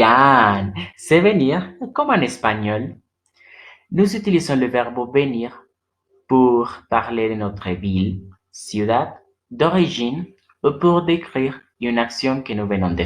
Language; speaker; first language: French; non-native, learner; Spanish